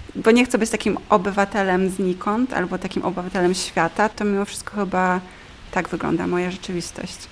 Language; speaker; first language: Polish; native; Polish